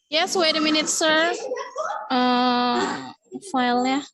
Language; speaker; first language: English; non-native, fluent; Indonesian